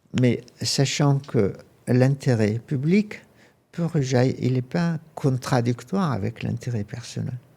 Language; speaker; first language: French; non-native, fluent; Arabic